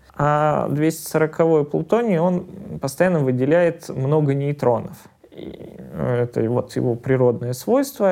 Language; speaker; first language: Russian; native; Russian